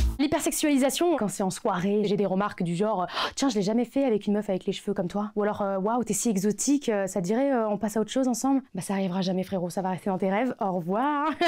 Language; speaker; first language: French; native; French